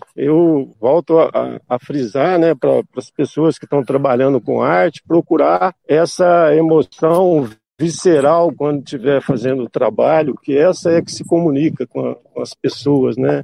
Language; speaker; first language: Portuguese; native; Portuguese